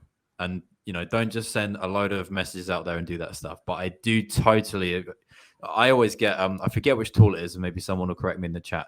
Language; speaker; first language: English; native; English